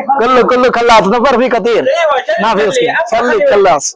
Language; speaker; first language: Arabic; non-native, learner; Hindi